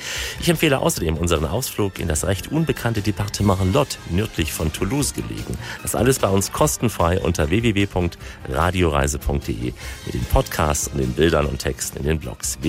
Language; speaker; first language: German; native; German